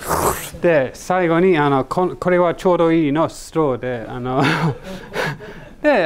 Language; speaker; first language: Japanese; non-native, learner; English